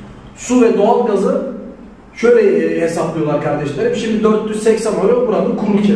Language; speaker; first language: Turkish; native; Turkish